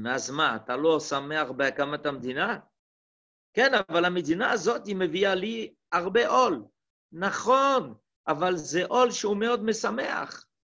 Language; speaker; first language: Hebrew; non-native, fluent; French